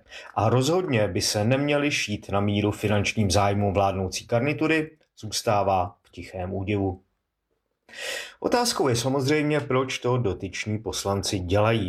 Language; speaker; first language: Czech; native; Czech